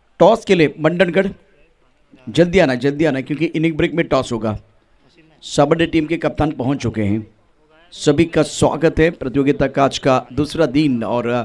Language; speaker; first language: Hindi; non-native, local second language; Marathi